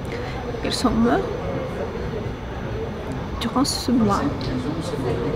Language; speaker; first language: French; non-native, fluent; Russian